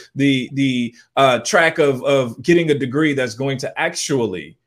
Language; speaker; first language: English; native; English